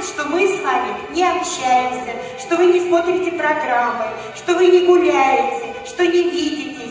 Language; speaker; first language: Russian; native; Russian